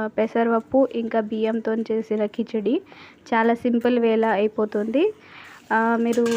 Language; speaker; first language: Telugu; native; Telugu